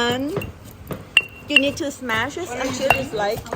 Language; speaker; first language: English; non-native, learner; Thai